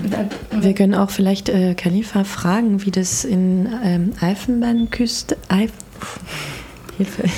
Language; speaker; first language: German; non-native, fluent; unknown